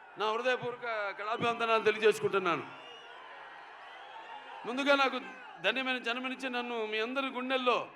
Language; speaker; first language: Telugu; native; Telugu